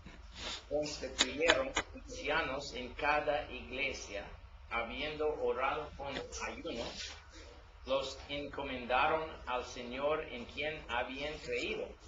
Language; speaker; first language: Spanish; non-native, learner; English